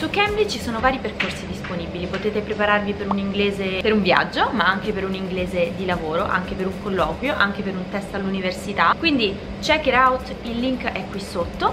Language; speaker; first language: Italian; native; Italian